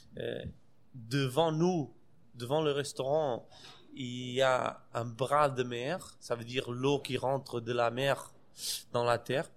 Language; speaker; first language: French; non-native, fluent; Portuguese